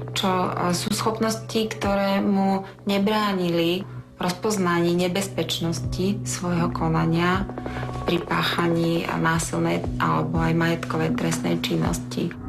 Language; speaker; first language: Slovak; native; Slovak